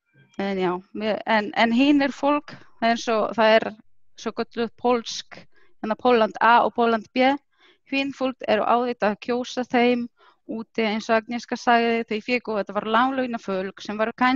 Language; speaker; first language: Icelandic; non-native, fluent; Polish